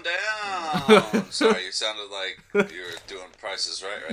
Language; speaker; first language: English; native; English